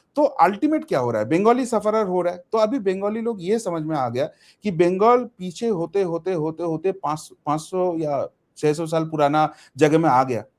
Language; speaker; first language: Hindi; non-native, local second language; Bangla